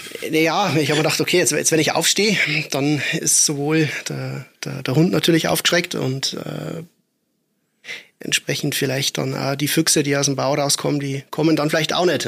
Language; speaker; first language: German; native; German